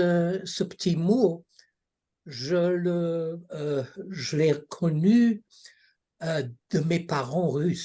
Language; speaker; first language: French; non-native, fluent; Russian